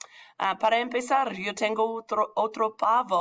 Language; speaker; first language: Spanish; non-native, fluent; English